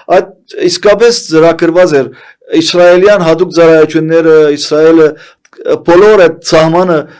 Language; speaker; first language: Armenian; early bilingual, heritage; Armenian